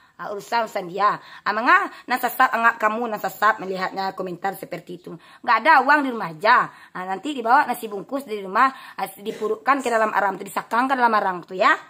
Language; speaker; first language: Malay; non-native, local second language; Minangkabau